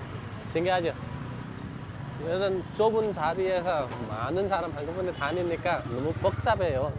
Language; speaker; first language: Korean; non-native, fluent; Nepali